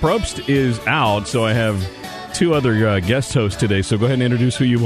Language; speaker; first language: English; native; English